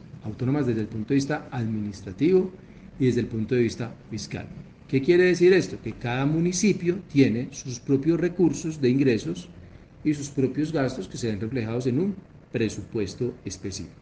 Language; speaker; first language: Spanish; native; Spanish